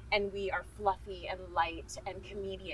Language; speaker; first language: English; native; English